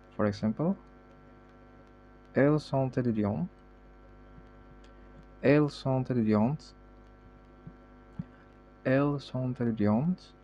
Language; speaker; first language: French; non-native, learner; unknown